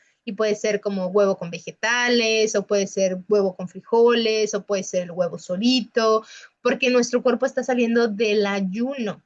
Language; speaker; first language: Spanish; native; Spanish